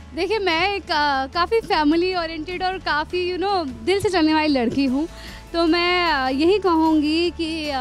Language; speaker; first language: Hindi; native; Hindi